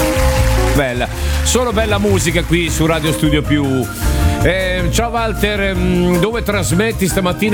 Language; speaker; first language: Italian; native; Italian